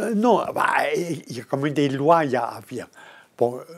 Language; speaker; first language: French; native; French